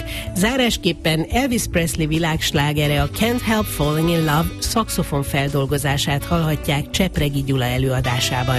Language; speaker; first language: Hungarian; native; Hungarian